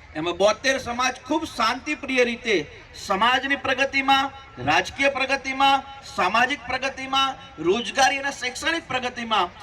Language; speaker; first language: Gujarati; native; Gujarati